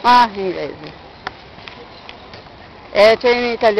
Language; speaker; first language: Italian; non-native, learner; Portuguese